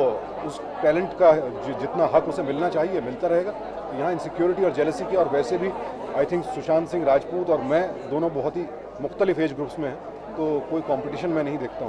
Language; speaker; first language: Hindi; native; Hindi